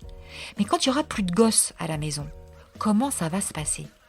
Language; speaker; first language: French; native; French